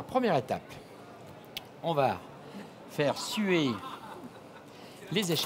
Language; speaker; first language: French; native; French